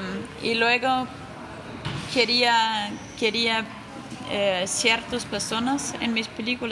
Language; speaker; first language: Spanish; non-native, fluent; Danish